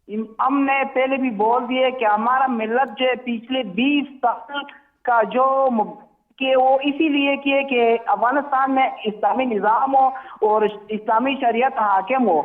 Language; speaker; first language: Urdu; non-native, fluent; Pashto